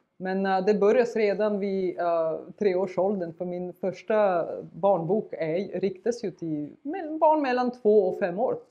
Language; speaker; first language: Swedish; non-native, fluent; Bulgarian